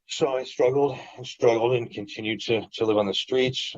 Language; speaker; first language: English; native; English